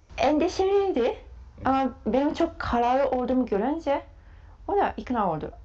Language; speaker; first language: Turkish; non-native, fluent; Japanese